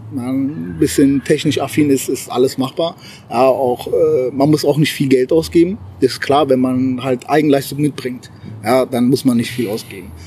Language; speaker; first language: German; early bilingual, other home language; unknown